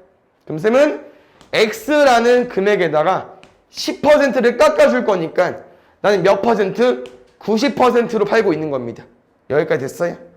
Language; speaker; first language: Korean; native; Korean